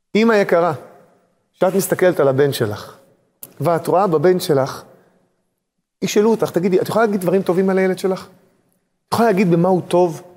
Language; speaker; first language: Hebrew; native; Hebrew